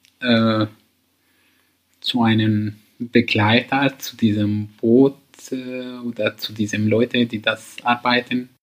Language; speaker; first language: German; non-native, learner; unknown